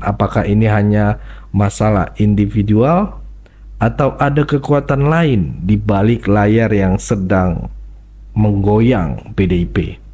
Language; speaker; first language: Indonesian; native; Indonesian